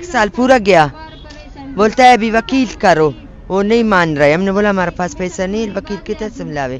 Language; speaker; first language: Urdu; non-native, local second language; Baluchi